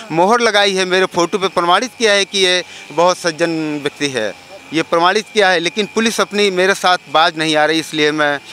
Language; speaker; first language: Hindi; native; Hindi